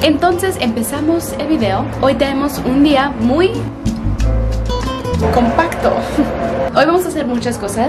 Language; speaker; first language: Spanish; early bilingual, heritage; Spanish